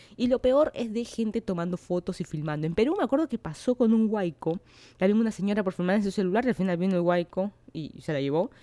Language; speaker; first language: Spanish; native; Spanish